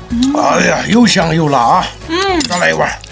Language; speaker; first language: Chinese; native; Chinese